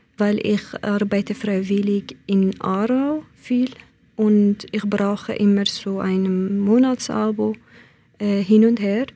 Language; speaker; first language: German; non-native, learner; Central Kurdish